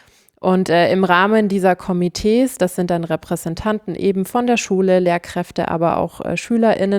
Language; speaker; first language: German; native; German